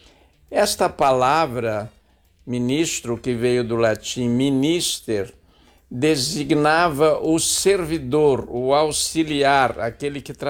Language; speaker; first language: Portuguese; native; Portuguese